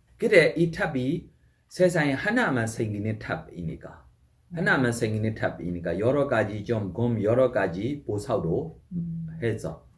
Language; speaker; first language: Korean; non-native, fluent; Burmese